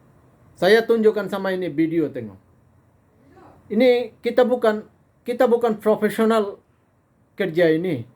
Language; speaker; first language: Indonesian; non-native, fluent; Bangla